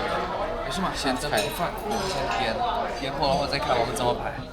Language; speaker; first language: Chinese; non-native, fluent; Indonesian